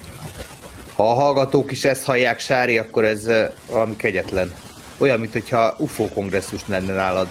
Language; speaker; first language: Hungarian; native; Hungarian